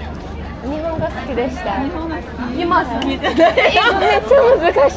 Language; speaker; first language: Japanese; non-native, learner; Persian